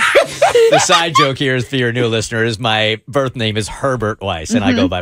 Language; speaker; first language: English; native; English